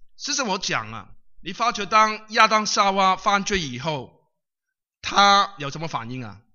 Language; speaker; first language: Chinese; non-native, local second language; Cantonese